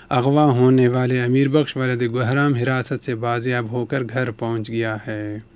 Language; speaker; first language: Urdu; non-native, local second language; Baluchi